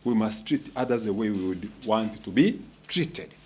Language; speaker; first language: English; non-native, local second language; Swahili